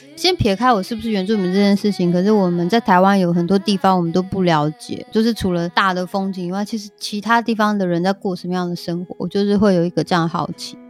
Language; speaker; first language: Chinese; native; Chinese